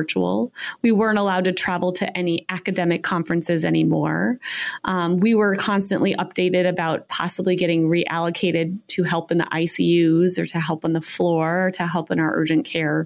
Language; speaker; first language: English; native; English